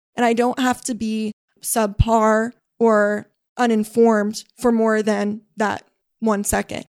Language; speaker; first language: English; native; English